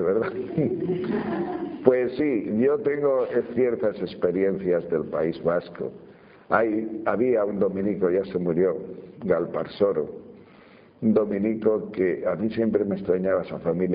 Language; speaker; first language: Spanish; native; Spanish